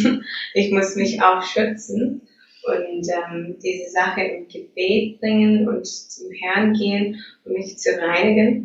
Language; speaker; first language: German; non-native, fluent; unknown